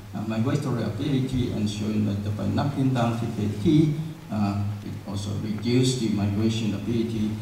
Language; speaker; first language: English; non-native, fluent; Chinese